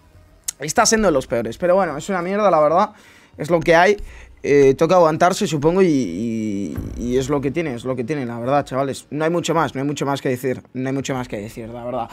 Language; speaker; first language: Spanish; native; Spanish